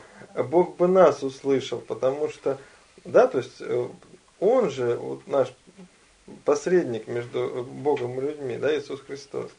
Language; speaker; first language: Russian; native; Russian